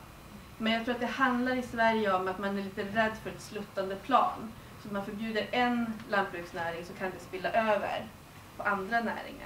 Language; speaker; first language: Swedish; native; Swedish